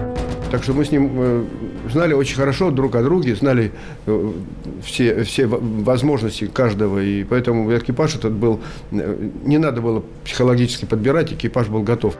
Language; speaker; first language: Russian; native; Russian